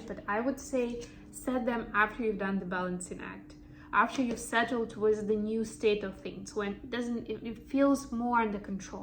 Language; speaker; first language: English; non-native, fluent; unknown